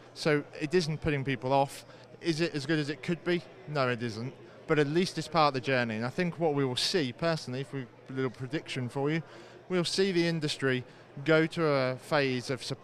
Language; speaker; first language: English; native; English